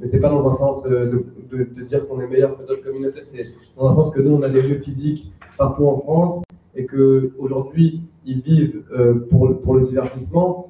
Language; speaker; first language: French; native; French